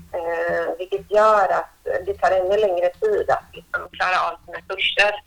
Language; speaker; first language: Swedish; native; Swedish